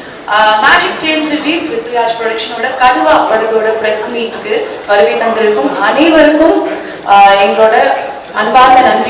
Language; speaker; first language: Tamil; native; Tamil